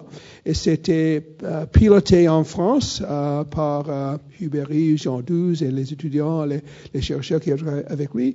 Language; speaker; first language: French; non-native, fluent; English